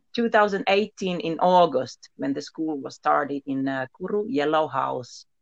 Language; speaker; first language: English; non-native, learner; Finnish